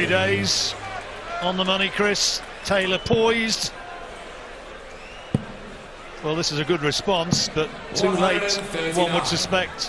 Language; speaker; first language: English; native; English